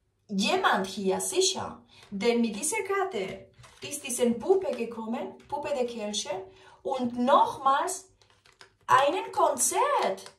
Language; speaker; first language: German; non-native, fluent; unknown